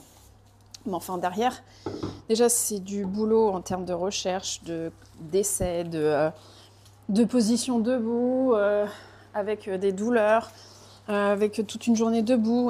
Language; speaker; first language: French; native; French